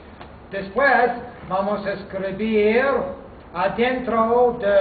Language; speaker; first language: Spanish; non-native, fluent; English